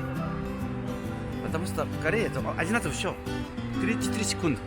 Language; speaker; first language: Russian; non-native, learner; Korean